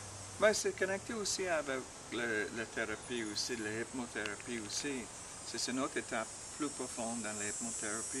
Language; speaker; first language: French; non-native, learner; English